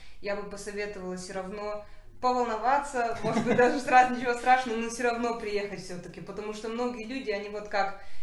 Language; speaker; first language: Russian; early bilingual, heritage; Russian